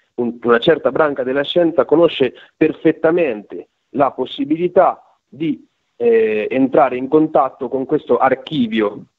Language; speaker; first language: Italian; native; Italian